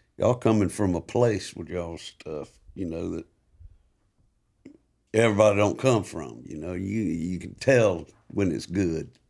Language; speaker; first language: English; native; English